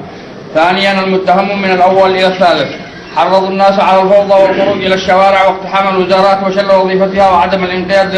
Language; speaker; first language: Arabic; native; Arabic